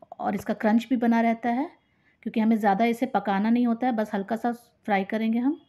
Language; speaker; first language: Hindi; native; Hindi